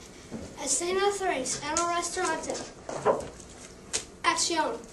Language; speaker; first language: Spanish; non-native, learner; English